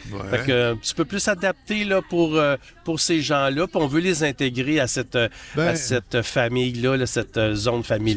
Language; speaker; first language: French; native; French